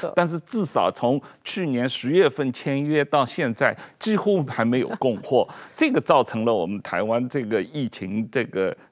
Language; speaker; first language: Chinese; native; Chinese